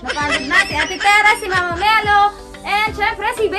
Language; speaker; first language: Filipino; native; Filipino